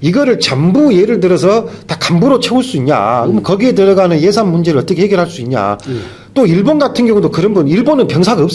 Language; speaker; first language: Korean; native; Korean